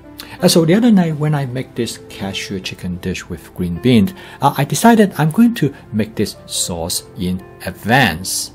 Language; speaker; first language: English; non-native, fluent; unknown